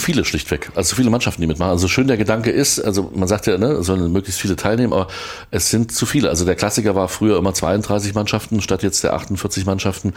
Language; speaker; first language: German; native; German